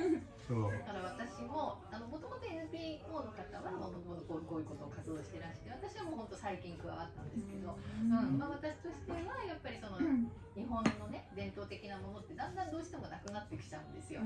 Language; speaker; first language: Japanese; native; Japanese